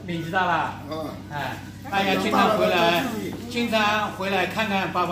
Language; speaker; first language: Chinese; native; Chinese